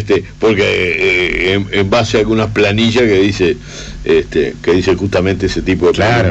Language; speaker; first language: Spanish; native; Spanish